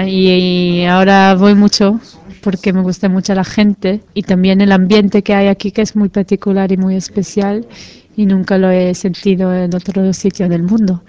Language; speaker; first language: Spanish; non-native, fluent; Hebrew